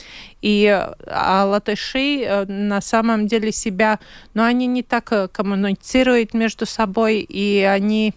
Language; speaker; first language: Russian; non-native, local second language; Latvian